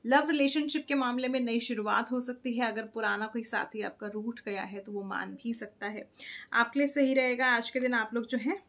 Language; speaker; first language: Hindi; native; Hindi